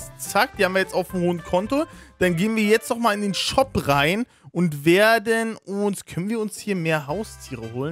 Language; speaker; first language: German; native; German